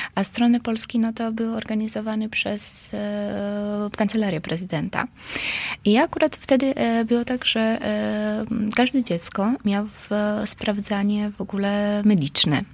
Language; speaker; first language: Polish; non-native, fluent; Georgian